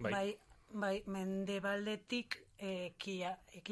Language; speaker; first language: Basque; non-native, learner; Spanish